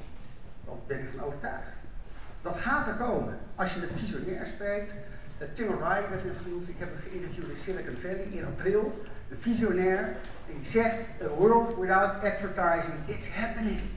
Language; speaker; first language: Dutch; native; Dutch